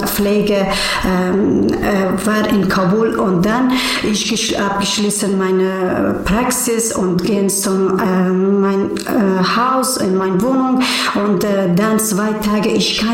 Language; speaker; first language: German; non-native, learner; Persian